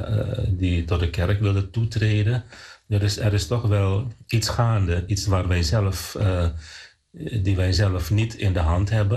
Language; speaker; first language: Dutch; non-native, fluent; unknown